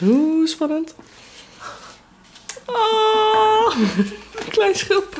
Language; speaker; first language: Dutch; native; Dutch